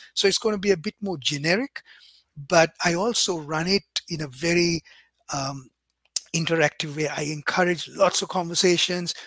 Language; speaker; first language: English; non-native, local second language; Sinhala